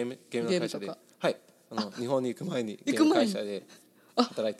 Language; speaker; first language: Japanese; non-native, learner; English